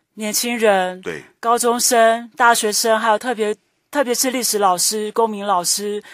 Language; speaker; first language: Chinese; native; Chinese